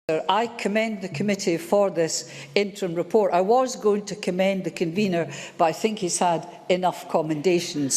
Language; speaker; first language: English; native; English